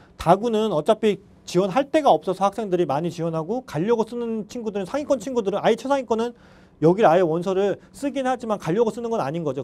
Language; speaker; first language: Korean; native; Korean